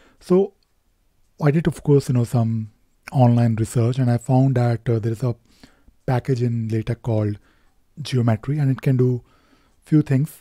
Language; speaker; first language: English; non-native, local second language; Hindi